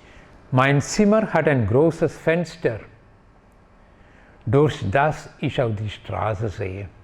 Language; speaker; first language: German; non-native, fluent; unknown